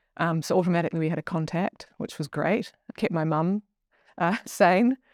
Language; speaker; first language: English; native; English